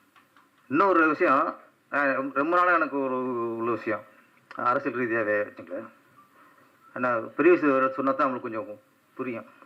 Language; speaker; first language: Tamil; native; Tamil